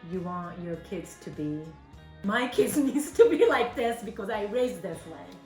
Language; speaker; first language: English; non-native, learner; Japanese